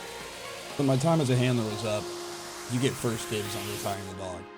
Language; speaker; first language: English; native; English